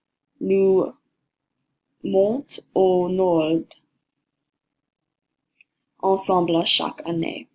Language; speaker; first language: French; non-native, learner; English